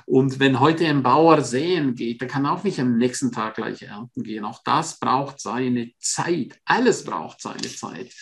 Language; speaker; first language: German; non-native, fluent; Romansh